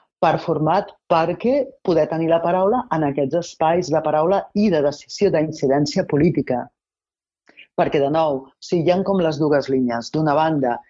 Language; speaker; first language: Catalan; non-native, local second language; Spanish